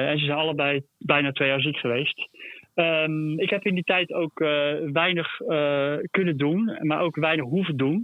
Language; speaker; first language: Dutch; native; Dutch